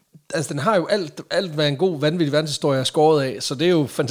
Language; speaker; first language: Danish; native; Danish